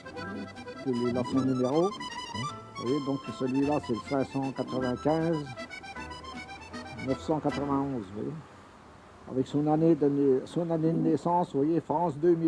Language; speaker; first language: French; native; French